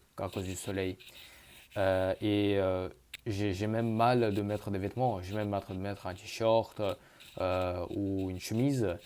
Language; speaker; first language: French; early bilingual, other home language; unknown